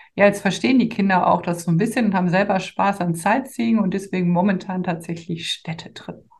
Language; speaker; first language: German; native; German